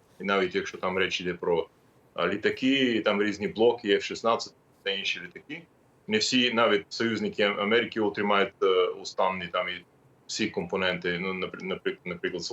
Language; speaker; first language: Ukrainian; non-native, fluent; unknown